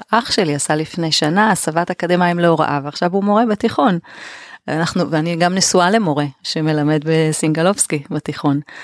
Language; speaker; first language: Hebrew; native; Hebrew